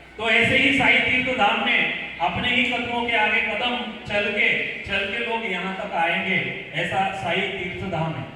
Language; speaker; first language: Hindi; non-native, local second language; Gujarati